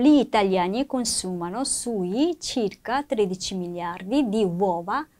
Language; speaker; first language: Italian; non-native, fluent; Korean